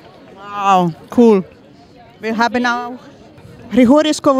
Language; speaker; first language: German; non-native, learner; Ukrainian